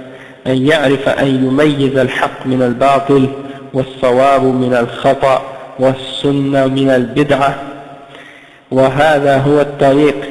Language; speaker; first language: Arabic; non-native, fluent; French